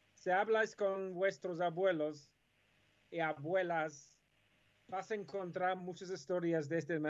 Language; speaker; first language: Spanish; non-native, fluent; English